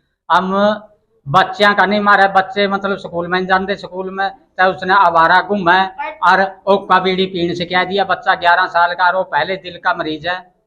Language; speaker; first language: Hindi; non-native, local second language; Haryanvi